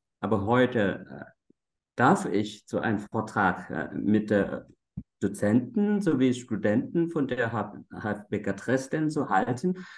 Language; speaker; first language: German; non-native, fluent; Vietnamese